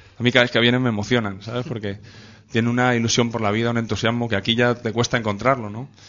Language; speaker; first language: Spanish; native; Spanish